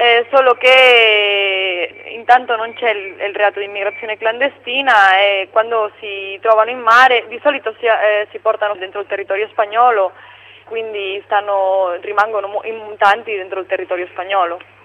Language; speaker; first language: Italian; non-native, fluent; Spanish